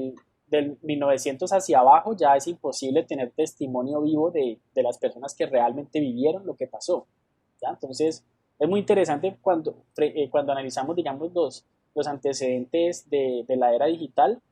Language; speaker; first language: Spanish; native; Spanish